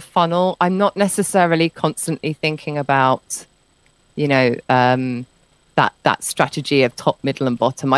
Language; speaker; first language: English; native; English